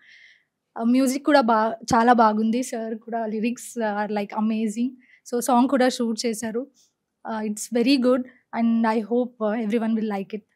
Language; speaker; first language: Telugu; non-native, learner; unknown